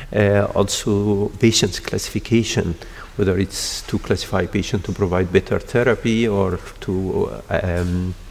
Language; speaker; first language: English; non-native, fluent; Arabic